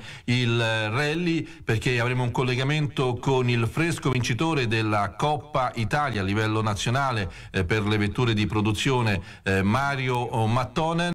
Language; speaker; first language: Italian; native; Italian